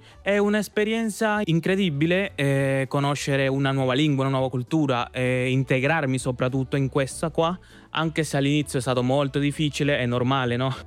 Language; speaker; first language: Italian; non-native, fluent; Spanish